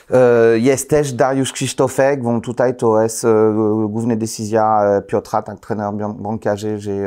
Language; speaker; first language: Polish; non-native, learner; French